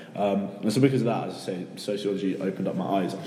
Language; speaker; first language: English; native; English